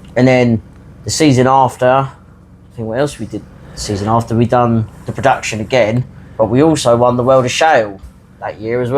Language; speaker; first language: English; native; English